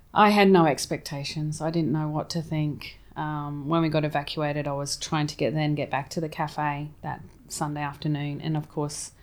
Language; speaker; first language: English; native; English